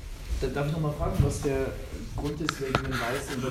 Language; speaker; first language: German; native; German